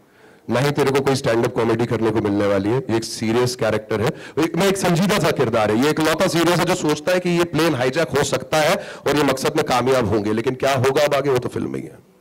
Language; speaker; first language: Hindi; native; Hindi